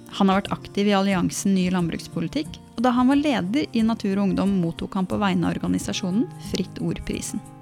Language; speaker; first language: Norwegian; native; Norwegian